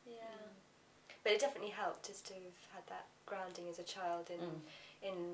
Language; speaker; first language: English; native; English